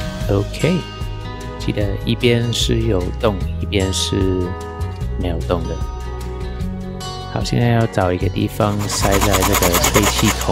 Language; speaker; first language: Chinese; non-native, fluent; English